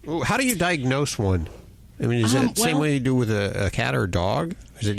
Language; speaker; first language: English; native; English